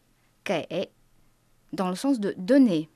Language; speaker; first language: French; non-native, fluent; Chinese